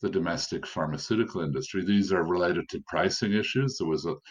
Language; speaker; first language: English; native; English